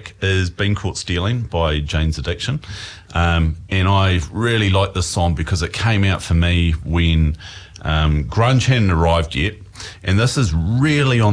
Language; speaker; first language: English; native; English